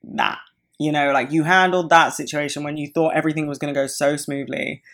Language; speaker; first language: English; native; English